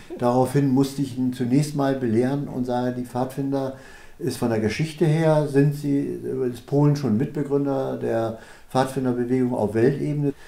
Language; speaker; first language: German; native; German